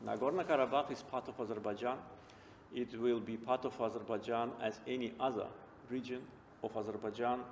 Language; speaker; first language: English; non-native, fluent; Azerbaijani